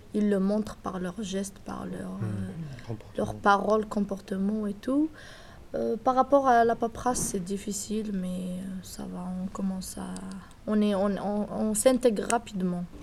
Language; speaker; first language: French; non-native, local second language; Kabyle